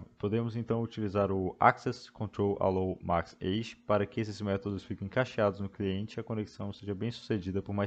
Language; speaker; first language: Portuguese; native; Portuguese